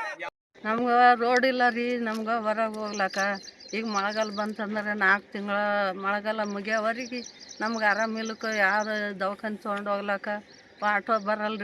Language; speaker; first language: Kannada; native; Kannada